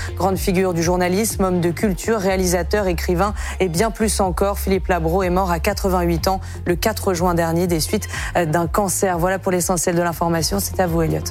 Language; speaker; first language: French; native; French